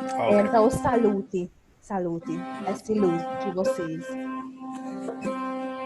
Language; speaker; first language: Portuguese; non-native, fluent; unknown